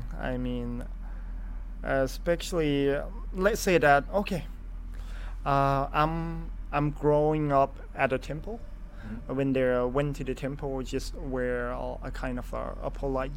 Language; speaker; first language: English; non-native, fluent; Thai